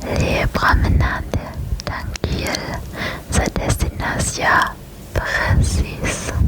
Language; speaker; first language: French; non-native, learner; German